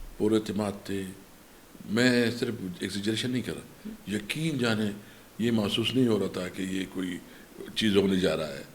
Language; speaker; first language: Urdu; non-native, local second language; Pashto